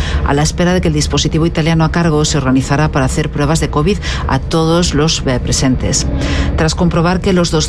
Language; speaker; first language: Spanish; native; Spanish